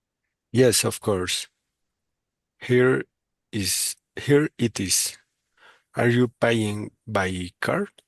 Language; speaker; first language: English; non-native, learner; Spanish